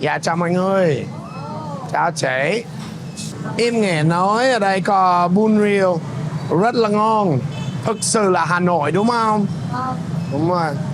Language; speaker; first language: Vietnamese; non-native, learner; English